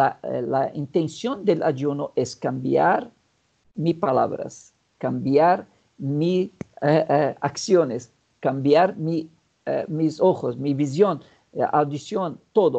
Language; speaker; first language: Spanish; non-native, fluent; Portuguese